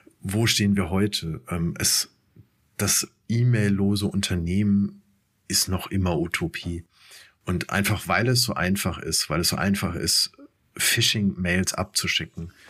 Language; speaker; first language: German; native; German